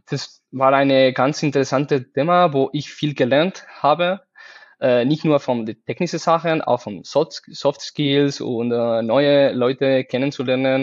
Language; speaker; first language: German; non-native, learner; Spanish